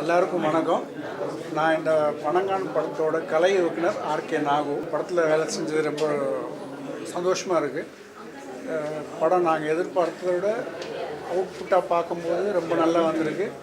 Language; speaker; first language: Tamil; native; Tamil